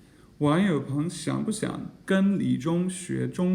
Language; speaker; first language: Chinese; non-native, fluent; English